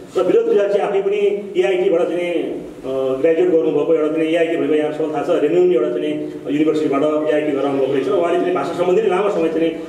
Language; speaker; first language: Nepali; non-native, local second language; Sherpa